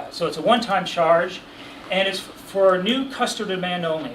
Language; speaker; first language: English; native; English